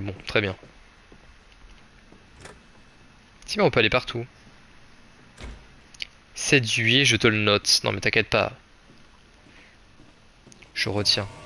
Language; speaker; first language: French; native; French